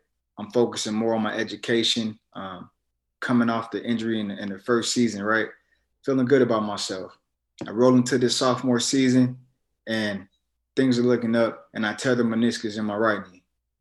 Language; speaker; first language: English; native; English